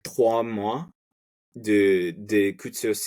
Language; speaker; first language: French; non-native, fluent; Spanish